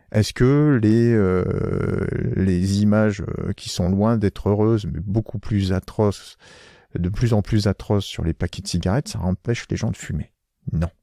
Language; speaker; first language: French; native; French